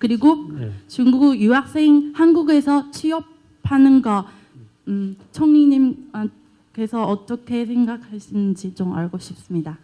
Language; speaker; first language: Korean; non-native, learner; Chinese